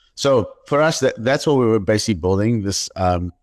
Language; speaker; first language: English; native; English